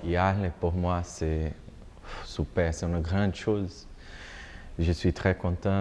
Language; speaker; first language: French; non-native, learner; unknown